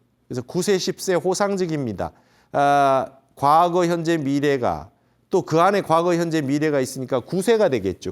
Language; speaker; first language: Korean; native; Korean